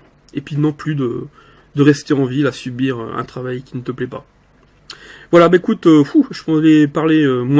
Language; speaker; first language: French; native; French